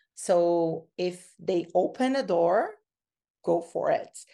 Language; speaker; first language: English; non-native, fluent; Portuguese